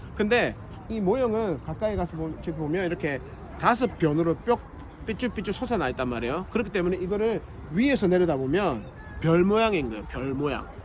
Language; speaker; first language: Korean; native; Korean